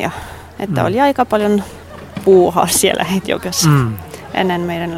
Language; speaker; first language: Finnish; non-native, fluent; French